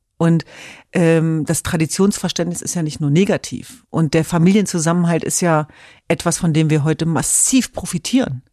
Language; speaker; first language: German; early bilingual, other home language; Kurdish